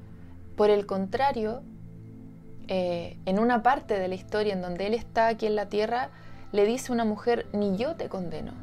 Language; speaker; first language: Spanish; native; Spanish